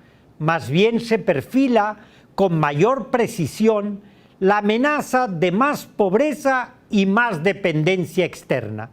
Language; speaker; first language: Spanish; native; Spanish